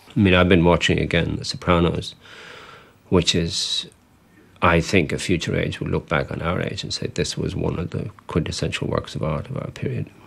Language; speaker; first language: English; native; English